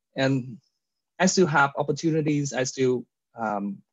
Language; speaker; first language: English; non-native, fluent; Vietnamese